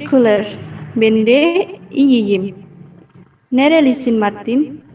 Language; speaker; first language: Turkish; non-native, learner; Indonesian